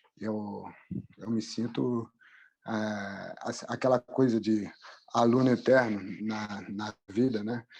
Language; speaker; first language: Portuguese; non-native, fluent; French